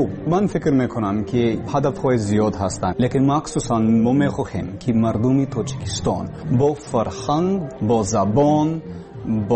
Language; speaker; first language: Persian; non-native, learner; English